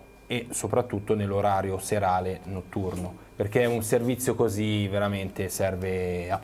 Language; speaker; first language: Italian; native; Italian